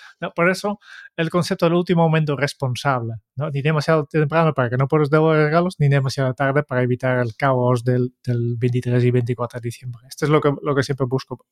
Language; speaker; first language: Spanish; non-native, fluent; Dutch